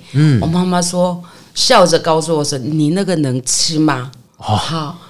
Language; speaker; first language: Chinese; non-native, learner; Korean